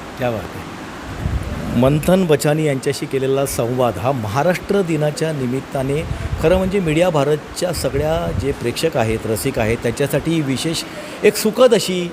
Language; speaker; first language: Marathi; native; Marathi